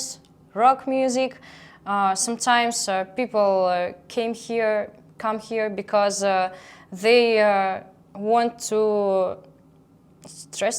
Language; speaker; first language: English; non-native, learner; Russian